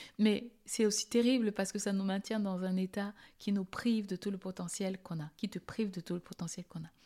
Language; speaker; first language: French; native; French